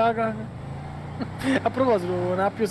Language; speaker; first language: Italian; native; Italian